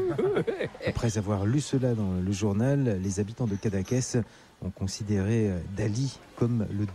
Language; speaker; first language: French; native; French